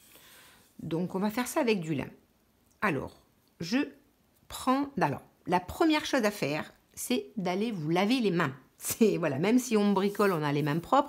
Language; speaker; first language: French; native; French